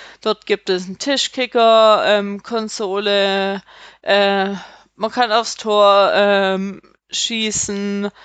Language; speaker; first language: German; native; German